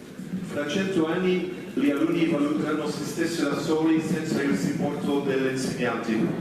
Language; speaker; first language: Italian; non-native, fluent; Dutch